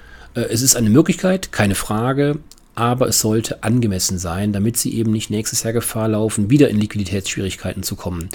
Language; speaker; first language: German; native; German